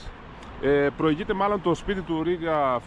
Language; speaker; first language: Greek; native; Greek